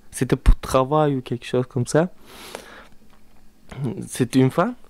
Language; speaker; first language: French; non-native, learner; Turkish